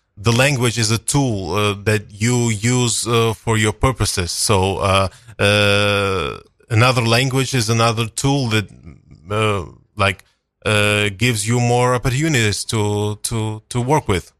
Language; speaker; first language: English; non-native, fluent; Ukrainian